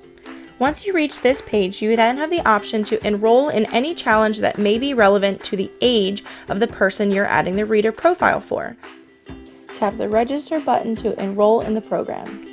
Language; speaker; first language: English; native; English